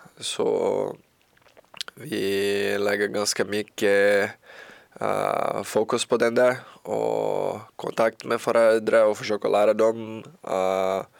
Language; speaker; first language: Swedish; non-native, learner; Portuguese